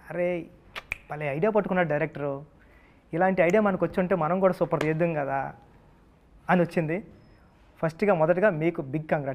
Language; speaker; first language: Telugu; native; Telugu